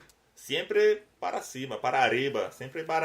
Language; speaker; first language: Spanish; non-native, learner; Portuguese